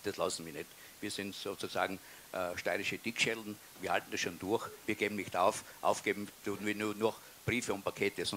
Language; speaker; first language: German; native; German